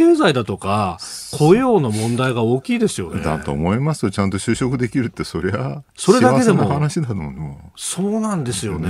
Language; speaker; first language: Japanese; native; Japanese